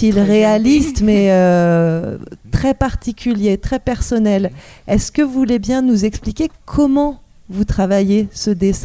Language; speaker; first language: French; native; French